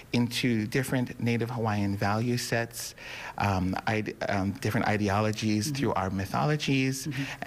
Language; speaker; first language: English; native; English